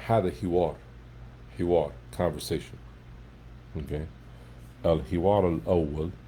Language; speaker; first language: Arabic; non-native, fluent; English